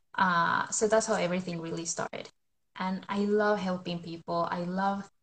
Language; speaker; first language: English; non-native, fluent; Spanish